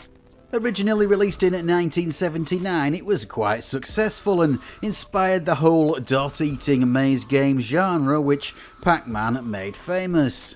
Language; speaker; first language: English; native; English